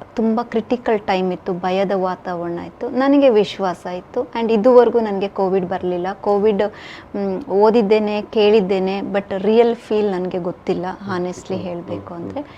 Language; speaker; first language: Kannada; native; Kannada